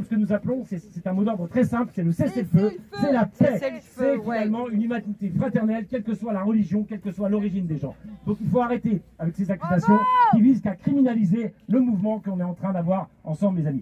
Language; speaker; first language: French; native; French